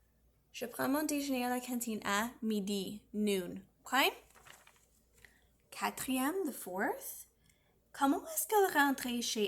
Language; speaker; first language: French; non-native, fluent; English